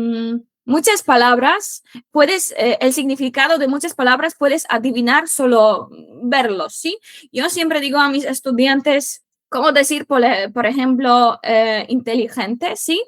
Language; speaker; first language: Spanish; non-native, fluent; Polish